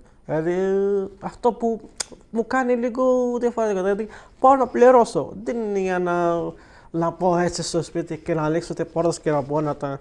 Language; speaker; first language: Greek; non-native, fluent; Arabic